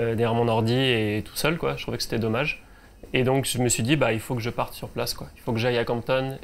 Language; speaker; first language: French; native; French